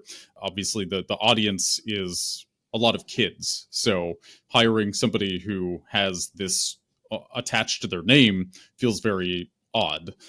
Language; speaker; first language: English; native; English